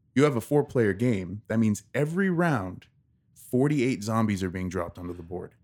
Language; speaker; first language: English; native; English